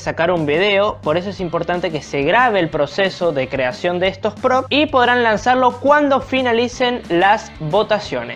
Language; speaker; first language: Spanish; native; Spanish